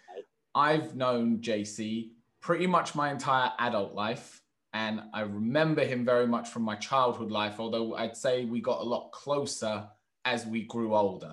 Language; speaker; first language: English; native; English